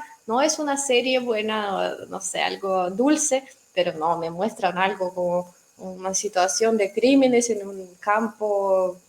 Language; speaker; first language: Spanish; non-native, fluent; Russian